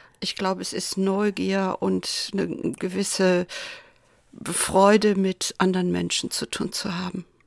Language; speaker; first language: German; native; German